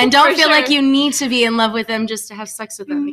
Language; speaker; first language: English; native; English